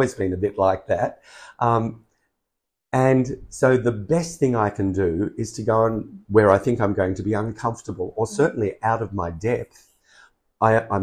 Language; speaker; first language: English; native; English